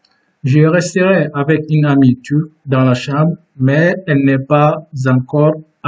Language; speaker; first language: French; non-native, fluent; Turkish